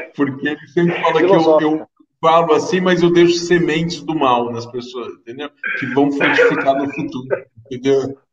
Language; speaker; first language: Portuguese; native; Portuguese